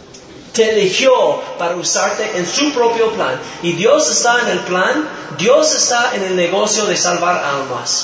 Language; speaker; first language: Spanish; non-native, fluent; English